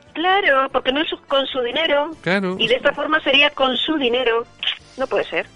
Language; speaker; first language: Spanish; native; Spanish